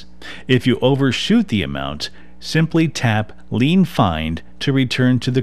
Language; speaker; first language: English; native; English